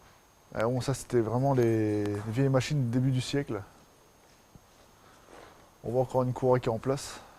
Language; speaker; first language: French; native; French